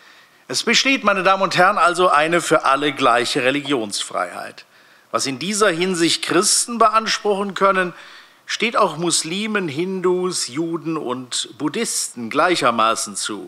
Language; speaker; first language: German; native; German